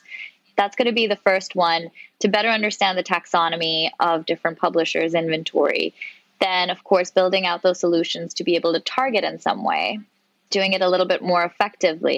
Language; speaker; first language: English; non-native, local second language; Urdu